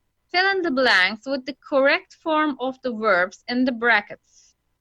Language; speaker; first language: English; non-native, fluent; Turkish